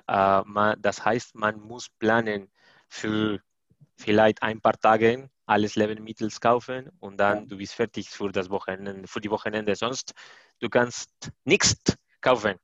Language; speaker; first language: German; non-native, learner; Spanish